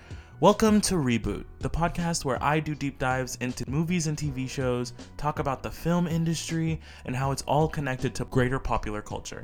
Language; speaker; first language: English; early bilingual, other home language; Portuguese